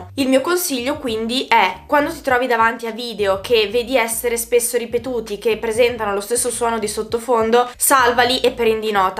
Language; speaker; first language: Italian; native; Italian